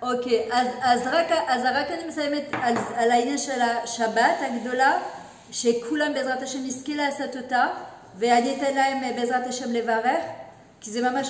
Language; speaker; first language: Hebrew; non-native, fluent; French